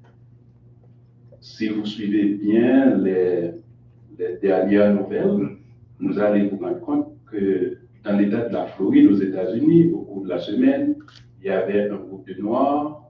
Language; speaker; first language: French; non-native, local second language; Haitian Creole